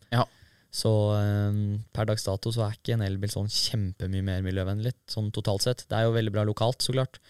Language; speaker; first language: Norwegian; native; Norwegian